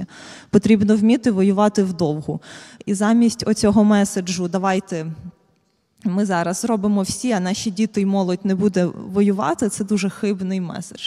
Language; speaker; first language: Ukrainian; native; Ukrainian